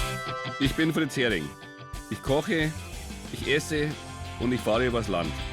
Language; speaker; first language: German; native; German